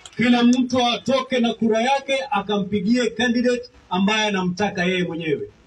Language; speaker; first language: Swahili; native; Swahili